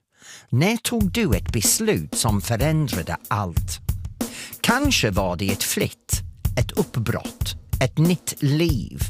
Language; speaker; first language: Swedish; non-native, fluent; English